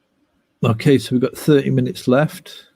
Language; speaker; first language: English; native; English